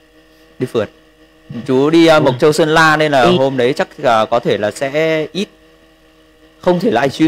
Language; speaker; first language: Vietnamese; native; Vietnamese